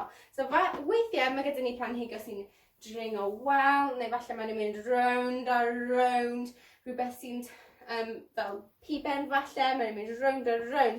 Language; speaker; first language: Welsh; non-native, local second language; English